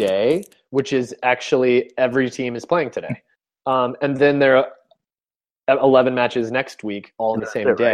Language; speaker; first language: English; native; English